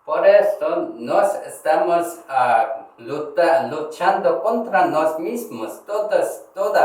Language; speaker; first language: Spanish; non-native, learner; Korean